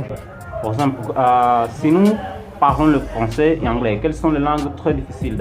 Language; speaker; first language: French; non-native, learner; Portuguese